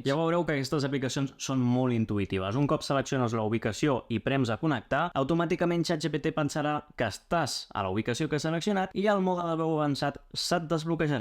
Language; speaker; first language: Catalan; native; Catalan